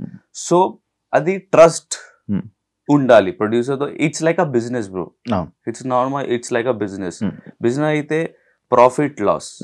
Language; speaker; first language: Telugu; non-native, local second language; Hindi